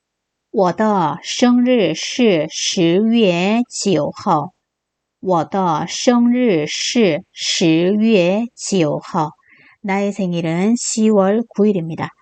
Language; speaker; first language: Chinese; non-native, fluent; Korean